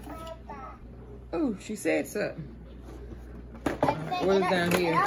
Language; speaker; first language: English; native; English